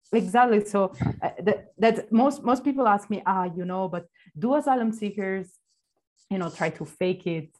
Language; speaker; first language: English; non-native, fluent; Italian